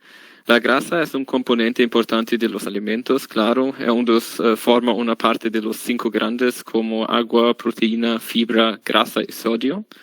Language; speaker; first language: Spanish; non-native, learner; German